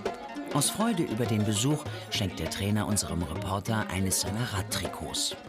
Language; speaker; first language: German; native; German